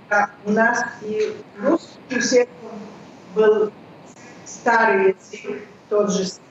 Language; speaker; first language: Russian; early bilingual, heritage; Russian